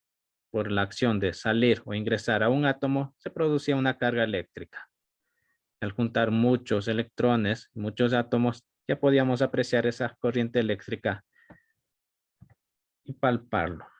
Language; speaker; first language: Spanish; native; Spanish